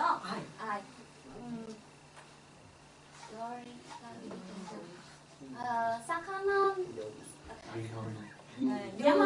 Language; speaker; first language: Japanese; non-native, learner; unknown